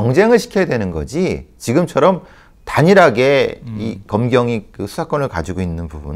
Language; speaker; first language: Korean; native; Korean